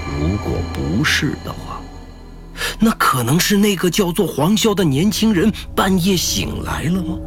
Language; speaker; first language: Chinese; native; Chinese